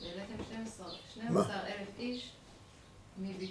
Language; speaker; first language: Hebrew; native; Hebrew